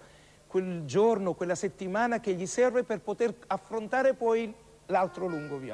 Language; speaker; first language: Italian; native; Italian